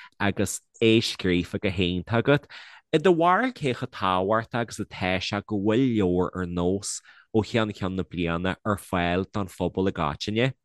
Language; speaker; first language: Irish; non-native, local second language; English